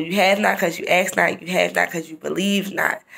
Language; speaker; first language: English; native; English